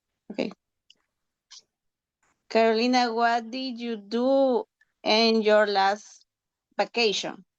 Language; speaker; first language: English; non-native, learner; Spanish